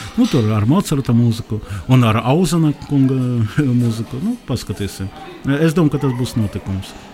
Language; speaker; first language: Latvian; non-native, local second language; Russian